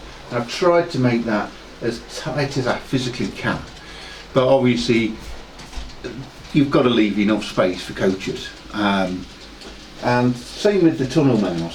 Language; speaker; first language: English; native; English